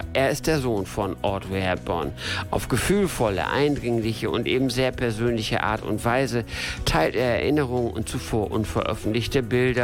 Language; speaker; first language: German; native; German